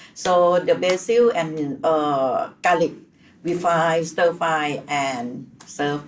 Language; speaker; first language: English; non-native, learner; Thai